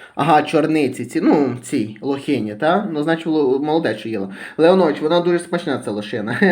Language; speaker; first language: Ukrainian; native; Ukrainian